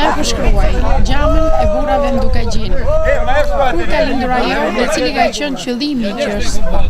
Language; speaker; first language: Albanian; native; Albanian